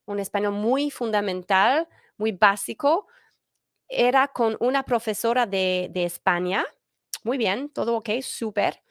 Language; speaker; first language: Spanish; non-native, fluent; English